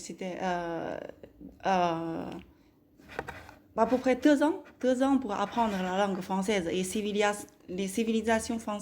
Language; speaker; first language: French; non-native, learner; Chinese